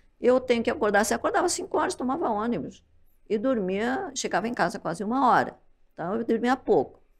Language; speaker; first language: Portuguese; early bilingual, other home language; Japanese